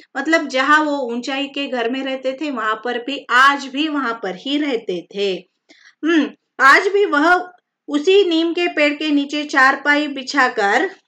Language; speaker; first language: Hindi; non-native, local second language; Marathi